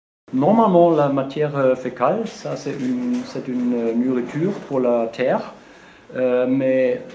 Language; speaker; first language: French; non-native, learner; German